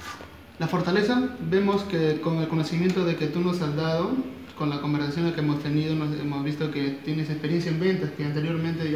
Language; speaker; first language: Spanish; native; Spanish